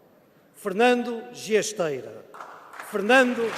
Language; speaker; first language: Portuguese; native; Portuguese